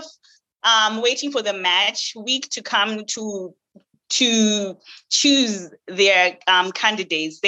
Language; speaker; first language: English; non-native, local second language; Shona